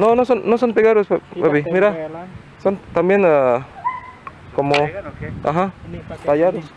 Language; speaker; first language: Spanish; non-native, learner; Indonesian